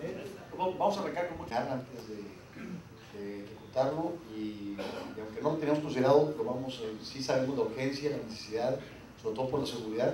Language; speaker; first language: Spanish; native; Spanish